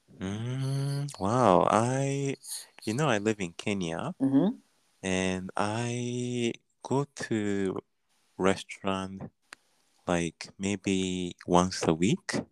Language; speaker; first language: English; non-native, learner; Japanese